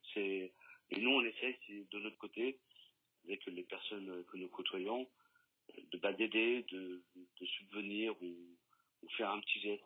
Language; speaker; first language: French; native; French